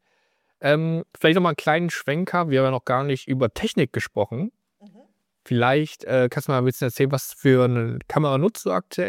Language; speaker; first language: German; native; German